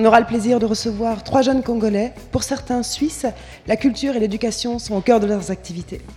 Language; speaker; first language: French; native; French